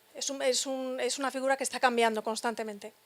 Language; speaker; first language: Spanish; native; Spanish